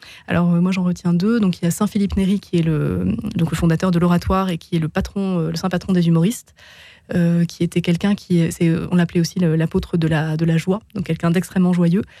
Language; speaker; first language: French; native; French